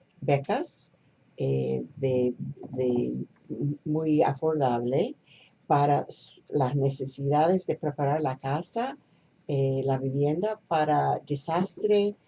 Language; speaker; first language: Spanish; non-native, fluent; English